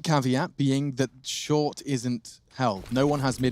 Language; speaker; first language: English; native; English